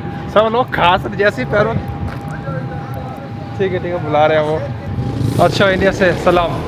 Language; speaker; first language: Hindi; native; Hindi